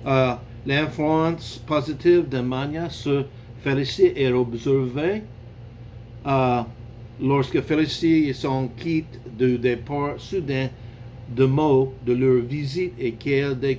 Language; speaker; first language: French; non-native, learner; English